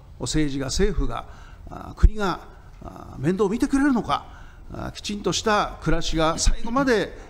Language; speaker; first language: Japanese; native; Japanese